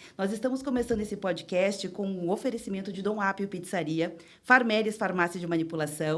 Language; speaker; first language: Portuguese; native; Portuguese